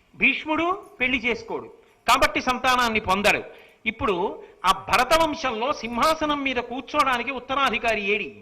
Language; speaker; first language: Telugu; native; Telugu